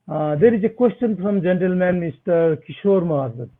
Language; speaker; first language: English; non-native, local second language; Nepali